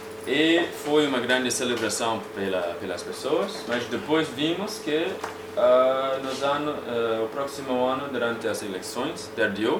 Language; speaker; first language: Portuguese; non-native, fluent; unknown